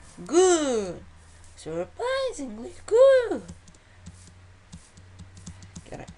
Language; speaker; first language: English; non-native, learner; Lithuanian